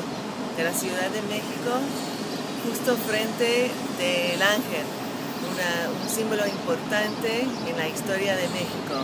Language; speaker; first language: Spanish; non-native, fluent; English